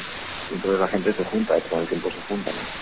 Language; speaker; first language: Spanish; native; Spanish